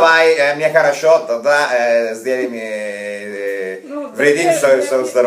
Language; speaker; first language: Russian; native; Russian